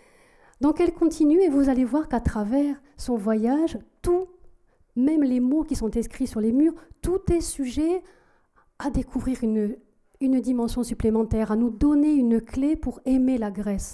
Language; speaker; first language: French; native; French